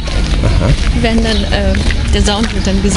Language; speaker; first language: German; native; German